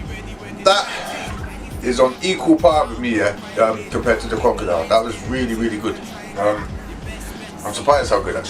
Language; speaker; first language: English; native; English